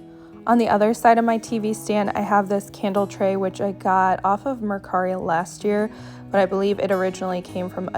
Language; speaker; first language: English; native; English